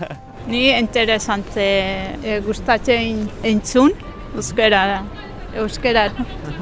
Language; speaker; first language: Basque; non-native, learner; Portuguese